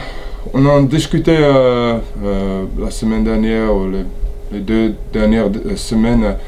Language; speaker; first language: French; non-native, fluent; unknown